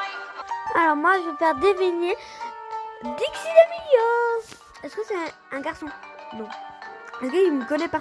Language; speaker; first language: French; native; French